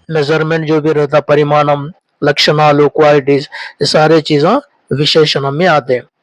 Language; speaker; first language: Hindi; non-native, local second language; Telugu